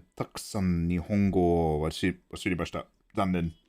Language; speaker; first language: Japanese; non-native, learner; English